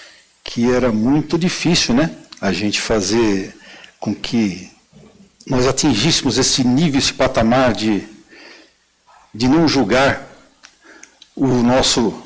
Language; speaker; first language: Portuguese; native; Portuguese